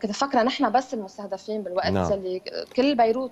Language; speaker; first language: Arabic; native; Arabic